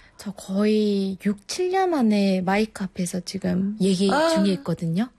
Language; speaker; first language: Korean; non-native, fluent; Mongolian